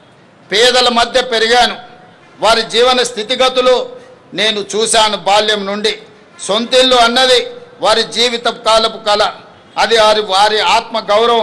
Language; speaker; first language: Telugu; native; Telugu